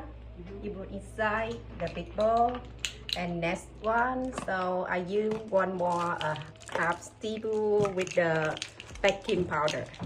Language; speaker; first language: English; non-native, learner; Vietnamese